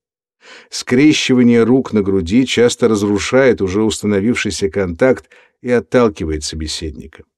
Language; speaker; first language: Russian; native; Russian